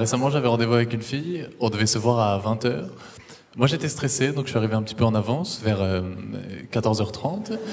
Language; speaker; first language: French; native; French